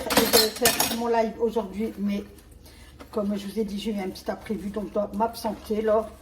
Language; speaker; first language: French; native; French